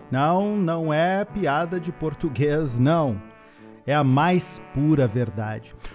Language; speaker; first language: Portuguese; native; Portuguese